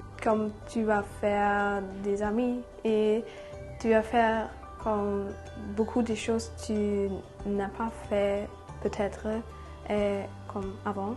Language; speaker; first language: French; non-native, learner; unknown